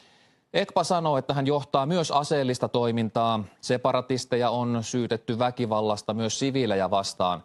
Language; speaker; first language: Finnish; native; Finnish